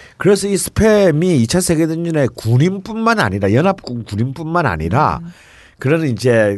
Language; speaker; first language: Korean; native; Korean